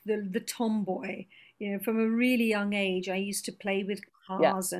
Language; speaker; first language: English; non-native, local second language; Gujarati